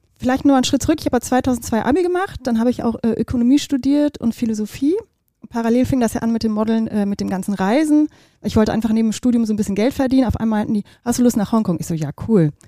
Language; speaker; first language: German; early bilingual, other home language; Dutch